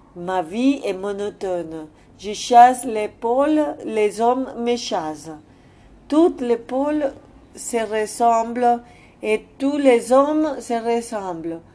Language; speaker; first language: French; non-native, fluent; Spanish